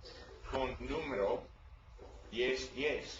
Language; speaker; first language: Spanish; non-native, learner; English